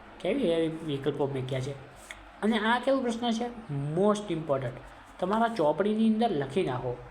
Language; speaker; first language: Gujarati; non-native, local second language; Marwari